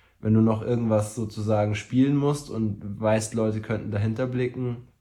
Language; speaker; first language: German; native; German